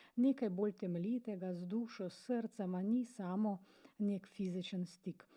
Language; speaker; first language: Slovenian; non-native, fluent; Ukrainian